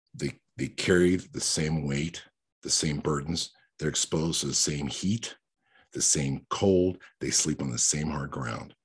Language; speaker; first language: English; early bilingual, other home language; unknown